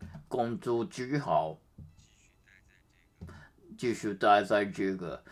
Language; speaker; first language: Chinese; non-native, learner; Japanese